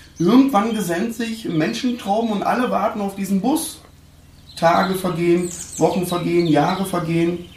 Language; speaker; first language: German; early bilingual, other home language; Turkish